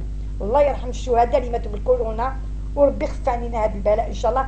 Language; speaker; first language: Arabic; native; Arabic